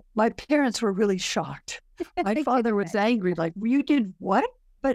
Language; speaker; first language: English; native; English